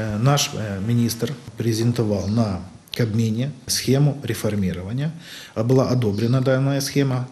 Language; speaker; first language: Russian; native; Russian